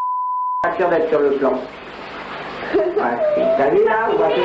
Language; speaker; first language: French; native; French